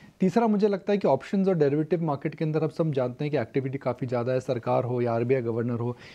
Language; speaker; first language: Hindi; native; Hindi